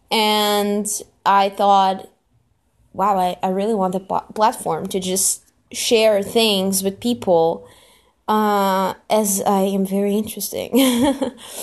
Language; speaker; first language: English; non-native, fluent; Portuguese